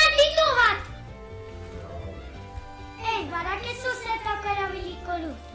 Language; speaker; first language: Basque; non-native, local second language; Spanish